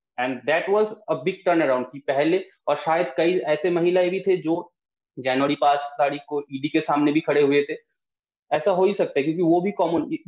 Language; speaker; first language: Hindi; non-native, local second language; Bangla